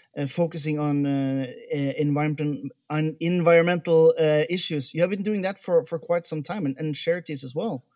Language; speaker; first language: English; non-native, fluent; Norwegian